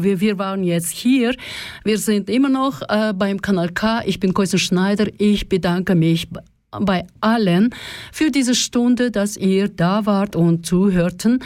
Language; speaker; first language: German; non-native, fluent; Russian